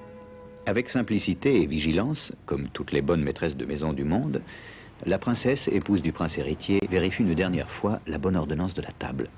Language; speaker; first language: French; native; French